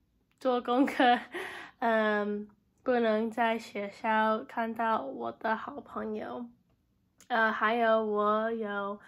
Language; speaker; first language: Chinese; non-native, learner; English